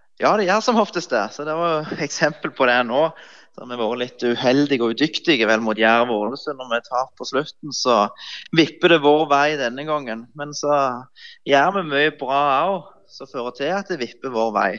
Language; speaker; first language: Norwegian; native; Norwegian